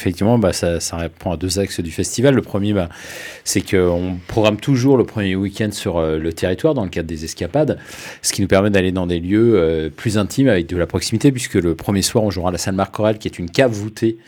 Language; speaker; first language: French; native; French